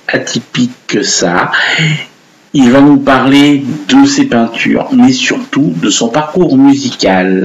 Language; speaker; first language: French; native; French